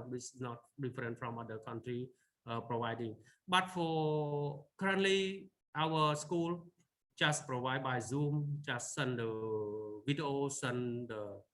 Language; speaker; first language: English; non-native, learner; Khmer